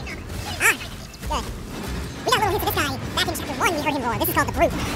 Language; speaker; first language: English; native; English